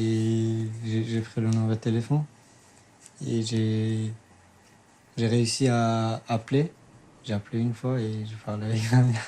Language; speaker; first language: French; non-native, fluent; Persian